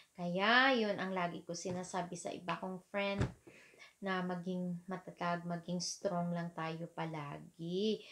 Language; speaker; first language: Filipino; non-native, local second language; Hiligaynon